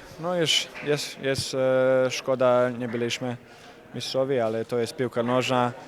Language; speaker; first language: Polish; non-native, learner; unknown